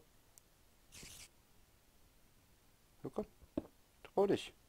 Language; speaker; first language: German; native; German